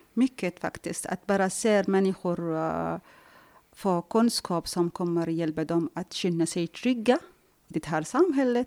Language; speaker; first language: Swedish; non-native, fluent; Arabic